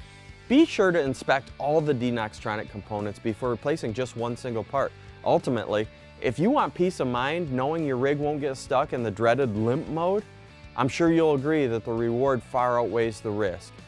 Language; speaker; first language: English; native; English